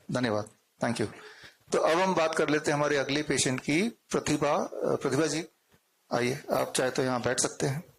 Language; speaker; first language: Hindi; native; Hindi